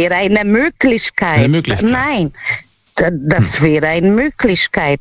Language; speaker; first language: German; non-native, learner; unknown